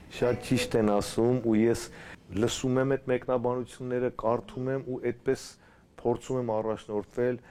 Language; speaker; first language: Armenian; native; Armenian